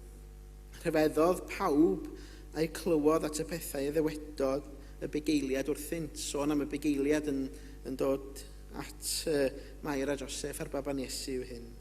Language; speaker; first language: Welsh; native; Welsh